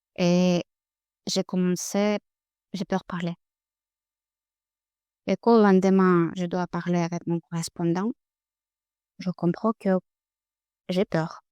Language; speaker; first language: French; non-native, learner; Russian